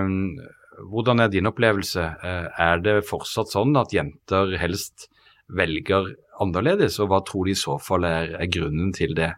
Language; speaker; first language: Norwegian; native; Norwegian